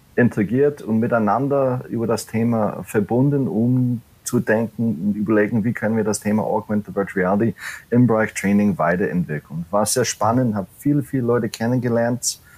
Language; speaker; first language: German; non-native, fluent; English